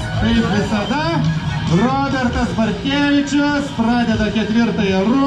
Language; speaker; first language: Lithuanian; native; Lithuanian